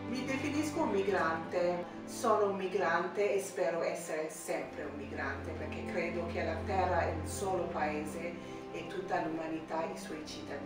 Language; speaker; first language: Italian; non-native, fluent; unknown